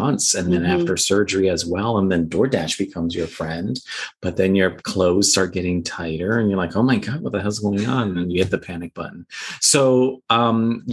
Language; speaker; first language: English; native; English